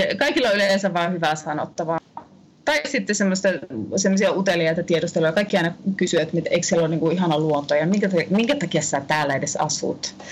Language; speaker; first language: Finnish; native; Finnish